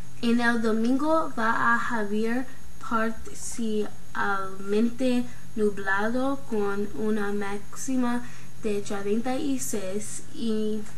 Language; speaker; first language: Spanish; non-native, learner; English